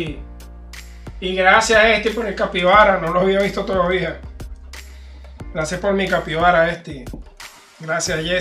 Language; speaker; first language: Spanish; native; Spanish